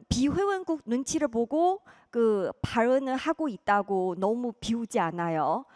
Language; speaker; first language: Korean; non-native, fluent; Chinese